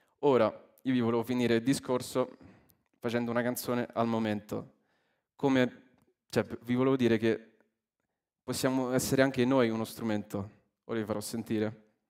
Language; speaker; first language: Italian; early bilingual, other home language; English